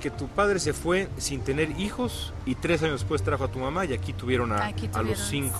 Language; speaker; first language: Spanish; native; Spanish